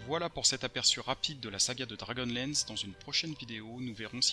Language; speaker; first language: French; native; French